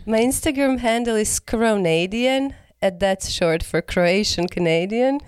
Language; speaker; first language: English; non-native, fluent; Croatian